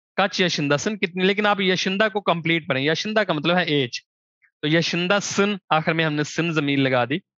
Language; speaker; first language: Urdu; non-native, local second language; Punjabi